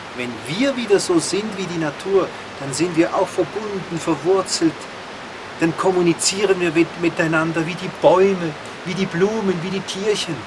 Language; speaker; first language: German; native; German